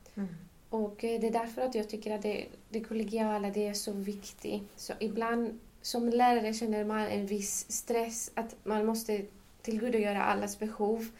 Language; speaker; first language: Swedish; non-native, fluent; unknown